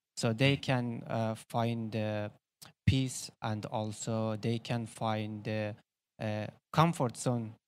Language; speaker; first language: English; non-native, learner; Persian